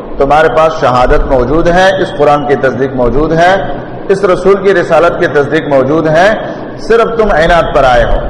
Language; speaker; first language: Urdu; non-native, local second language; Pashto